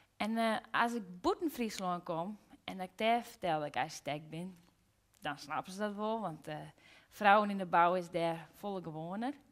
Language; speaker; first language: Dutch; non-native, local second language; Western Frisian